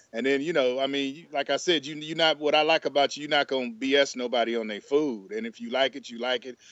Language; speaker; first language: English; native; English